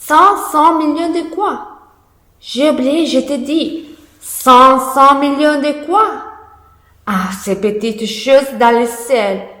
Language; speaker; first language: French; non-native, learner; Italian